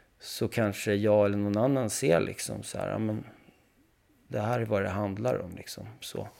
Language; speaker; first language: Swedish; early bilingual, other home language; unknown